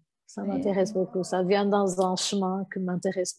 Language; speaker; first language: French; non-native, fluent; Portuguese